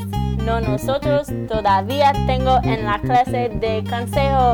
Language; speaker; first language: Spanish; non-native, learner; English